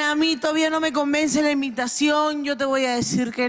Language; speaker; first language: Spanish; native; Spanish